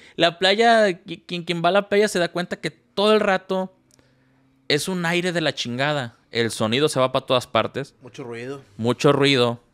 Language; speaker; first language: Spanish; native; Spanish